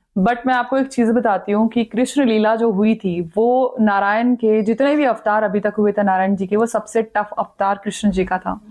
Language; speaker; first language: Hindi; native; Hindi